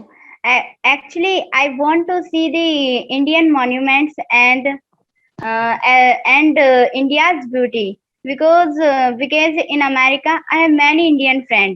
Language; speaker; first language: English; non-native, learner; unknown